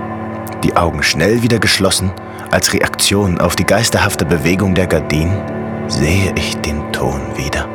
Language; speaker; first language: German; native; German